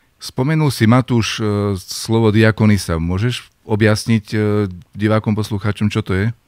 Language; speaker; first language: Slovak; native; Slovak